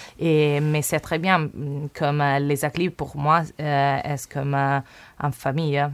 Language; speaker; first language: French; non-native, learner; Italian